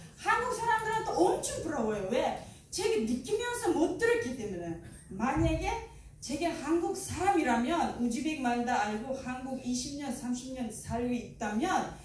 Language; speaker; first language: Korean; non-native, learner; Uzbek